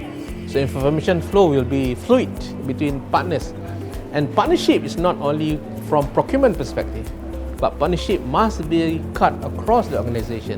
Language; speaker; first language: English; non-native, local second language; Malay